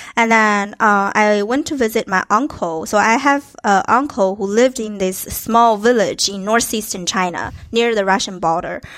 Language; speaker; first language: English; non-native, fluent; Chinese